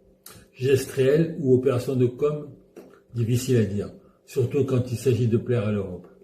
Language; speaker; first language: French; native; French